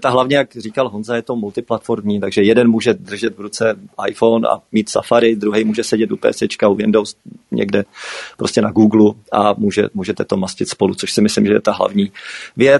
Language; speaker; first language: Czech; native; Czech